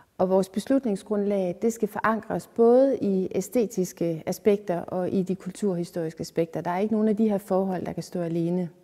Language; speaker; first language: Danish; native; Danish